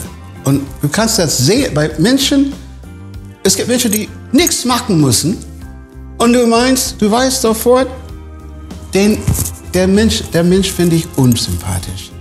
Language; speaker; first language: German; non-native, fluent; English